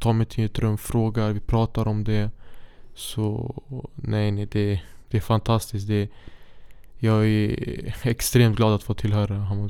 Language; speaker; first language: Swedish; early bilingual, other home language; Syriac